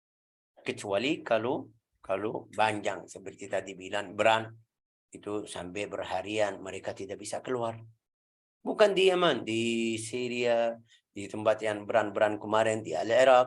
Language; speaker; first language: Indonesian; non-native, fluent; Arabic